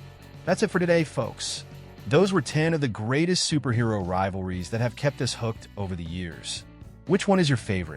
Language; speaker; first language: English; native; English